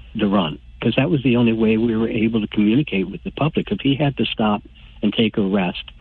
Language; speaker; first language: English; native; English